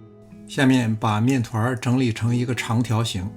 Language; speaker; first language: Chinese; native; Chinese